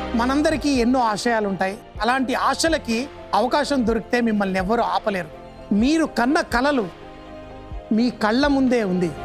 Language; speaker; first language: Telugu; native; Telugu